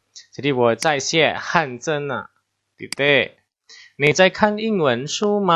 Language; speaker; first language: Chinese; non-native, fluent; Indonesian